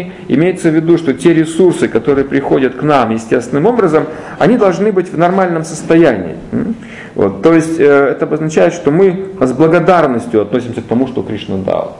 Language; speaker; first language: Russian; native; Russian